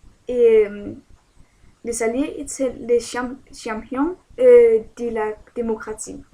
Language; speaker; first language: French; non-native, learner; Danish